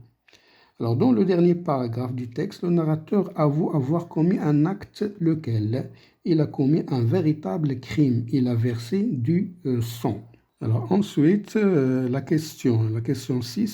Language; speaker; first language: French; non-native, local second language; Arabic